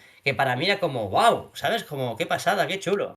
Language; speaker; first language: Spanish; native; Spanish